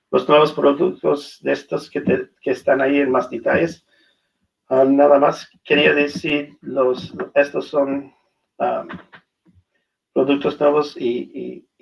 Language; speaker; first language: Spanish; non-native, learner; English